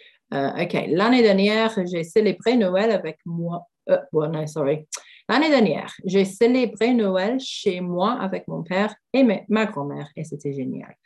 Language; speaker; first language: French; non-native, fluent; English